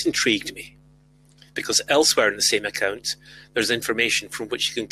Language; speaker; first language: English; native; English